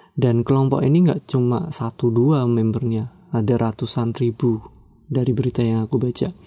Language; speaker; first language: Indonesian; non-native, local second language; Javanese